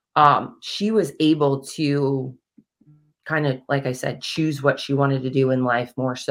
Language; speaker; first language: English; native; English